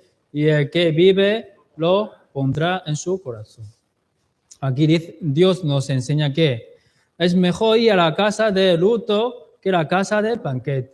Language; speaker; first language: Spanish; non-native, fluent; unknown